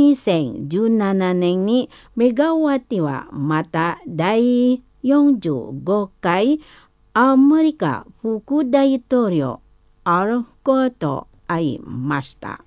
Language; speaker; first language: Japanese; non-native, learner; Indonesian